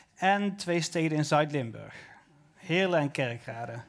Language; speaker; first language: Dutch; native; Dutch